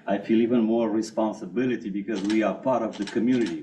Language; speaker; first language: English; non-native, fluent; Portuguese